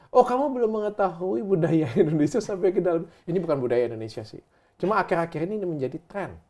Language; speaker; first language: Indonesian; native; Indonesian